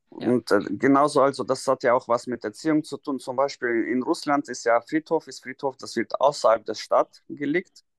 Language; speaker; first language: German; non-native, fluent; Russian